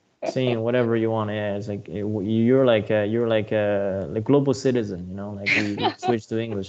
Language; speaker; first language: English; non-native, fluent; Chinese